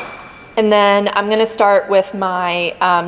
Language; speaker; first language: English; native; English